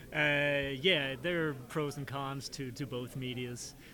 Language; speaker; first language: English; non-native, fluent; Danish